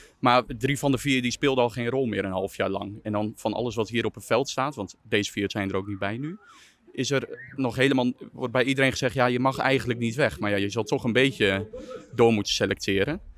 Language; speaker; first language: Dutch; native; Dutch